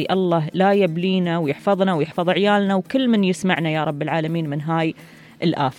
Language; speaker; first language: Arabic; native; Arabic